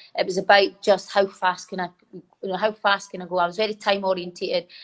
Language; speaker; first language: English; native; English